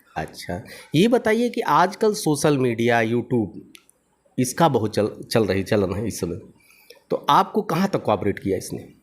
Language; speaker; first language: Hindi; native; Hindi